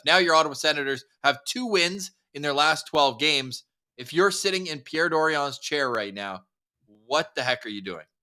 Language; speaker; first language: English; native; English